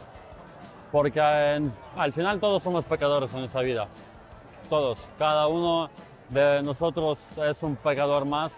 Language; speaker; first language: Spanish; non-native, fluent; Ukrainian